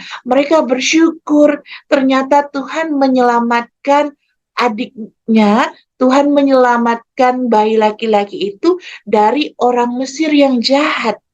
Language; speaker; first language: Indonesian; native; Indonesian